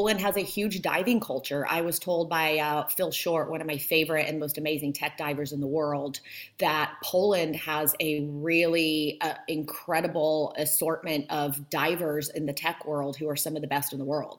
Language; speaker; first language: English; early bilingual, other home language; Polish